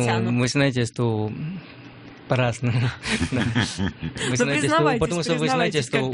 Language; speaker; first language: Russian; non-native, learner; Lao